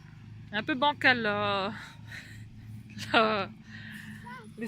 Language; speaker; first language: French; native; French